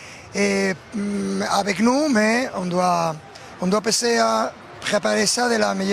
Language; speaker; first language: French; non-native, learner; Spanish